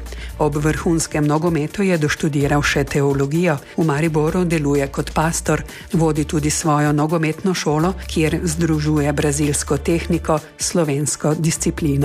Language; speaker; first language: Slovenian; native; Slovenian